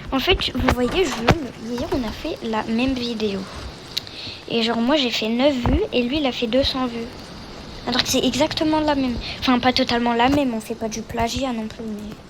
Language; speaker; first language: French; native; French